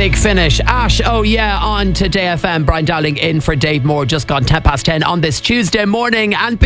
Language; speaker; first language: English; native; English